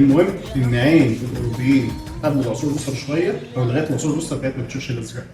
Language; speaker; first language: Arabic; native; Arabic